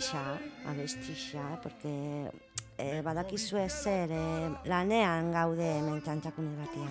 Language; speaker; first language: Basque; non-native, local second language; Spanish